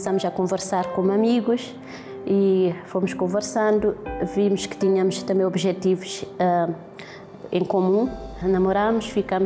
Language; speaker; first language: Portuguese; non-native, local second language; Kabuverdianu